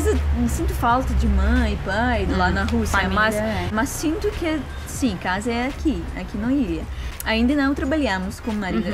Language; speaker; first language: Portuguese; non-native, learner; Russian